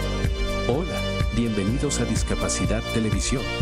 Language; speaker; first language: Spanish; native; Spanish